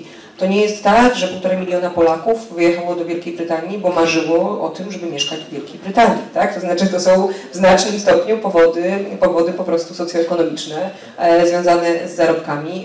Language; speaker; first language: Polish; native; Polish